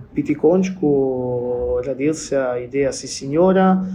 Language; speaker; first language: Russian; non-native, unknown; Italian